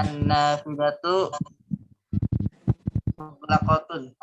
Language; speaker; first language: Arabic; non-native, learner; Indonesian